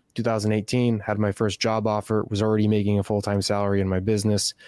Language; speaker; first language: English; native; English